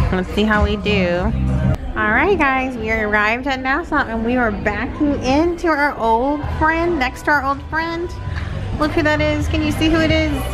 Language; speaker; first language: English; native; English